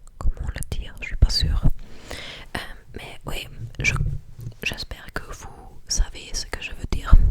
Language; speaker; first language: French; non-native, learner; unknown